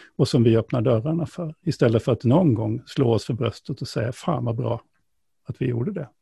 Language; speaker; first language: Swedish; native; Swedish